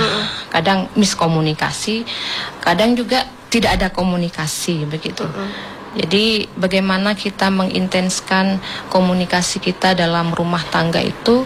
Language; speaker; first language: Indonesian; native; Indonesian